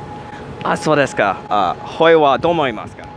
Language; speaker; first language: Japanese; non-native, learner; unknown